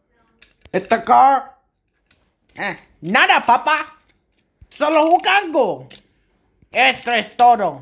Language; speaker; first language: Spanish; non-native, learner; English